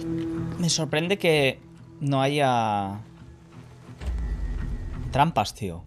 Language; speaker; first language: Spanish; native; Spanish